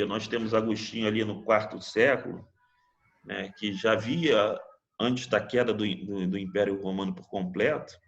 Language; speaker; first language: Portuguese; native; Portuguese